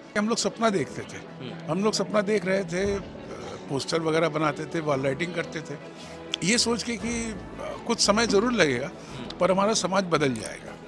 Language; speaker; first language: Hindi; non-native, local second language; Bangla